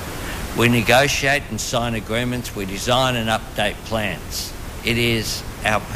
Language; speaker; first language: English; native; English